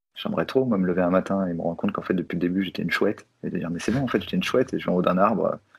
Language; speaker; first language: French; native; French